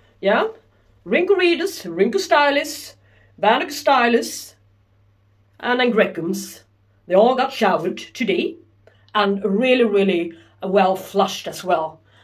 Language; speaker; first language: English; non-native, fluent; Swedish